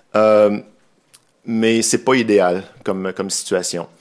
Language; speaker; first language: French; native; French